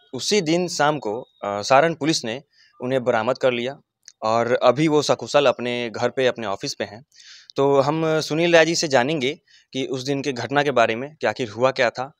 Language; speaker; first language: Hindi; native; Hindi